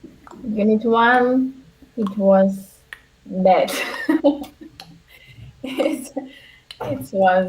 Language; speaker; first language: English; non-native, learner; Russian